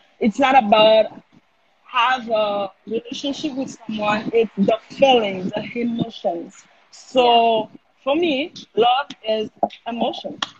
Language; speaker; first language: English; non-native, learner; Haitian Creole